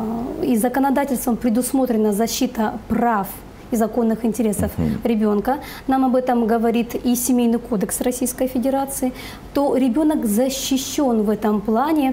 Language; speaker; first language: Russian; native; Russian